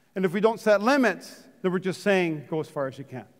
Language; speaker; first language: English; native; English